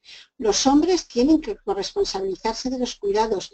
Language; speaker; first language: Spanish; native; Spanish